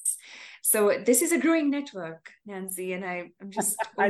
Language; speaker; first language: English; non-native, local second language; Tamil